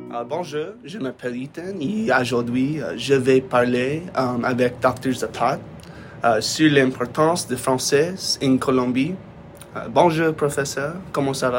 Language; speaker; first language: French; non-native, fluent; Spanish